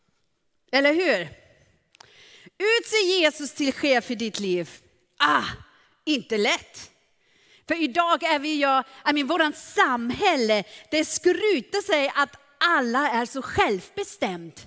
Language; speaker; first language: Swedish; non-native, fluent; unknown